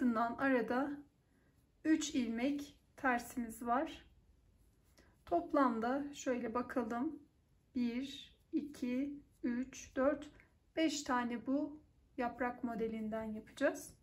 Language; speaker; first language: Turkish; native; Turkish